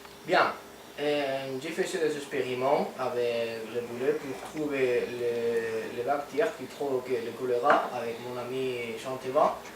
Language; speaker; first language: French; non-native, learner; Spanish